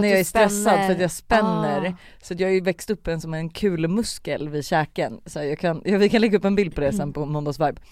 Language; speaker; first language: Swedish; native; Swedish